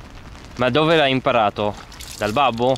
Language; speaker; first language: Italian; non-native, learner; English